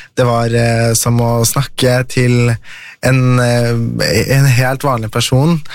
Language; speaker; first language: Norwegian; early bilingual, other home language; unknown